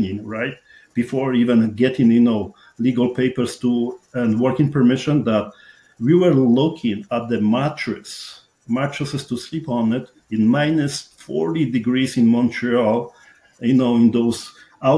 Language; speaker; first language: English; non-native, fluent; Polish